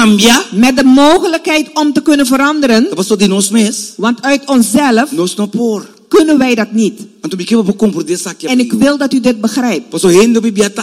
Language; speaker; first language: Dutch; non-native, local second language; Papiamento